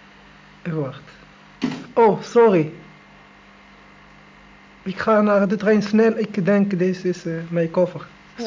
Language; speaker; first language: Dutch; non-native, learner; Arabic